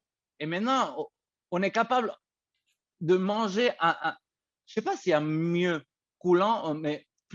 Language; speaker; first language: French; non-native, fluent; Spanish